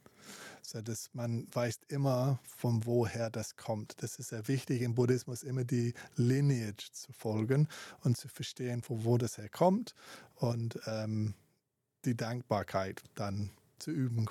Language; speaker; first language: German; non-native, fluent; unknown